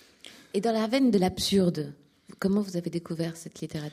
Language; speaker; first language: French; native; French